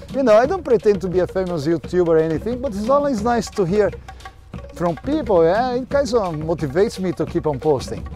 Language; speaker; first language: English; non-native, fluent; Portuguese